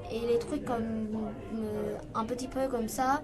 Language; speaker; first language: French; non-native, fluent; Vietnamese